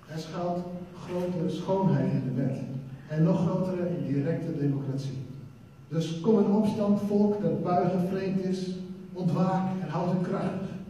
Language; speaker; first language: Dutch; non-native, local second language; Western Frisian